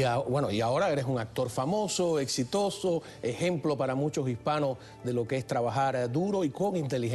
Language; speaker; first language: Spanish; native; Spanish